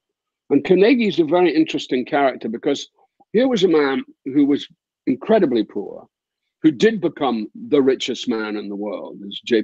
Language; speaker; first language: English; native; English